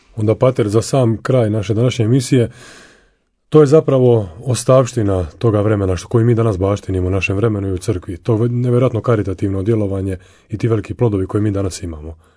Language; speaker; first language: Croatian; native; Croatian